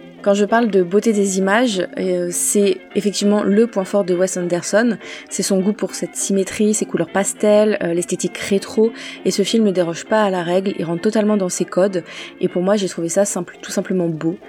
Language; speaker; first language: French; native; French